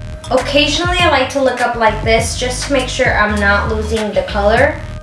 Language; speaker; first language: English; early bilingual, other home language; Spanish